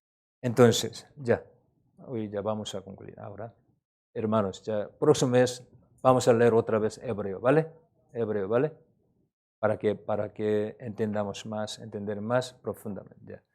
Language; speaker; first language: Spanish; non-native, learner; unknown